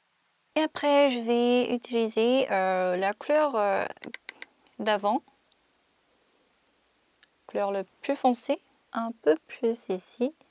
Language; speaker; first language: French; non-native, fluent; Korean